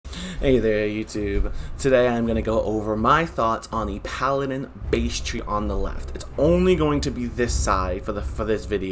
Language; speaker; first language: English; native; English